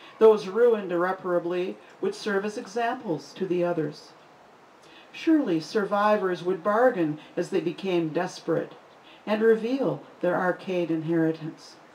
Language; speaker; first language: English; native; English